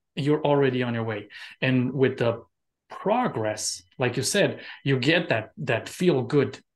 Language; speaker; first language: English; non-native, fluent; Romanian